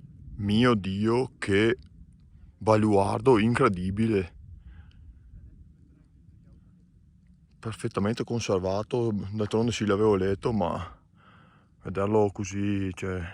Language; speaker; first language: Italian; native; Italian